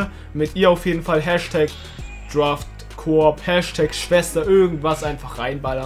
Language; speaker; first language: German; early bilingual, other home language; Turkish